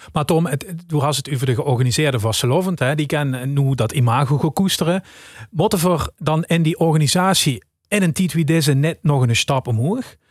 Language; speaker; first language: Dutch; native; Dutch